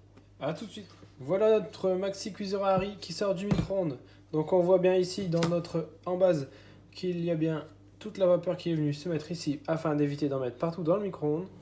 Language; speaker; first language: French; native; French